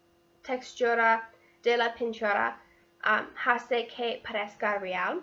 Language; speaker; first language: Spanish; non-native, learner; English